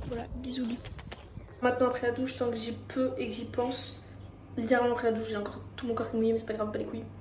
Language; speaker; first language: French; native; French